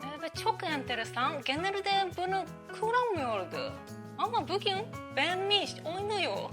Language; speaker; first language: Turkish; non-native, learner; Japanese